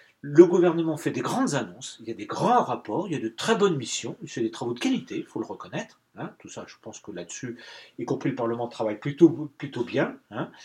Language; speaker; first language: French; native; French